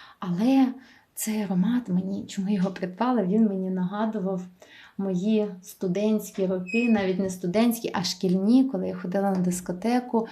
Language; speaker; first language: Ukrainian; native; Ukrainian